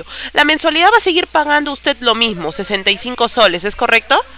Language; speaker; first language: Spanish; native; Spanish